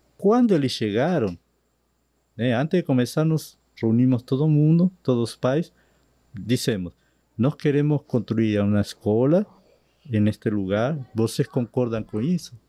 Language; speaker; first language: Portuguese; non-native, fluent; Spanish